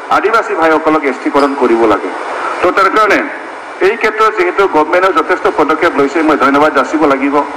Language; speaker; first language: Assamese; non-native, local second language; Bodo